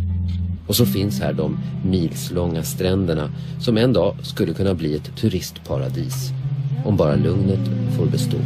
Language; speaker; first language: Swedish; native; Swedish